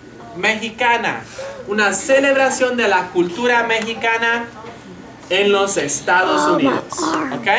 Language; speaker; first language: Spanish; non-native, fluent; English